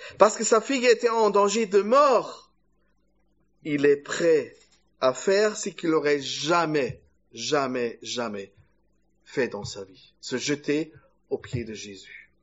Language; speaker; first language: French; non-native, fluent; German